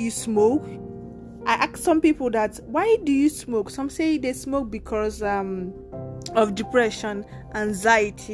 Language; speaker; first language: English; non-native, local second language; Nigerian Pidgin